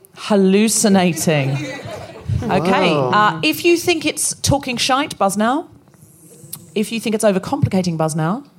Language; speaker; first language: English; native; English